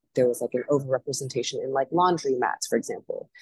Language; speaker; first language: English; native; English